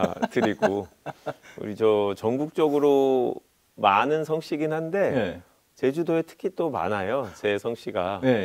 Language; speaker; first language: Korean; native; Korean